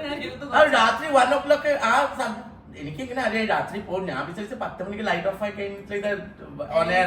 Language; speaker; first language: Malayalam; non-native, local second language; Assamese